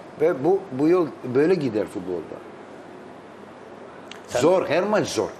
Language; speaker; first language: Turkish; non-native, fluent; Albanian